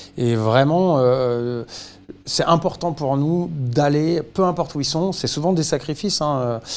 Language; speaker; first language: French; native; French